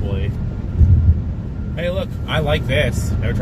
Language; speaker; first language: English; native; English